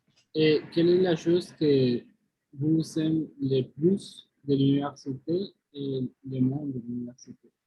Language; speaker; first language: French; non-native, learner; Spanish